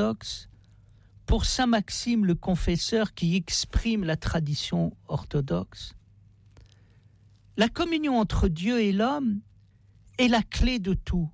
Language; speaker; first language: French; native; French